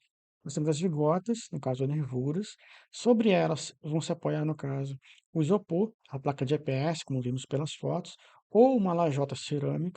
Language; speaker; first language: Portuguese; native; Portuguese